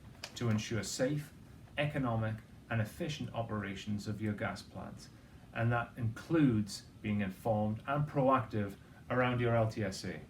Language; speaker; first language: English; native; English